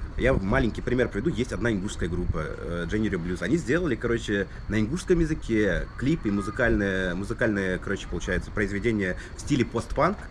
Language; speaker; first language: Russian; non-native, local second language; Ingush